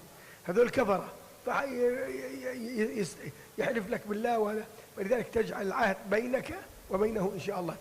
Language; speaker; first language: Arabic; native; Arabic